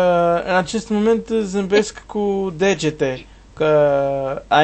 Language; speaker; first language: Romanian; non-native, learner; Portuguese